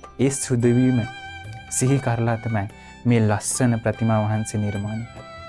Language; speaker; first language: Sinhala; non-native, fluent; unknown